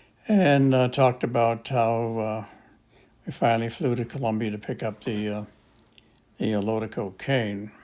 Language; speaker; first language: English; native; English